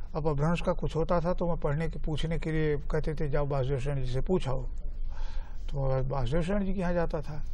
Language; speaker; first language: Hindi; native; Hindi